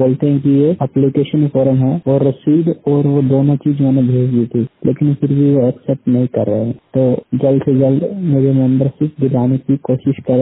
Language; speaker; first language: Hindi; native; Hindi